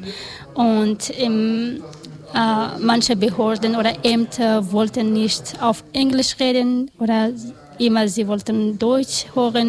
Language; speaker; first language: German; non-native, learner; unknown